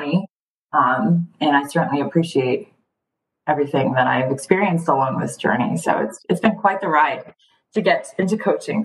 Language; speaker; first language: English; early bilingual, other home language; Spanish